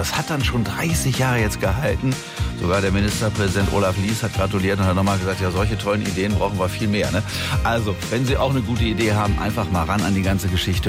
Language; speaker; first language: German; native; German